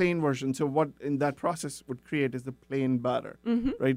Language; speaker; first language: English; non-native, local second language; Telugu